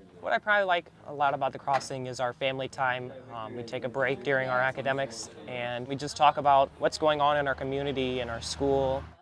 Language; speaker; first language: English; native; English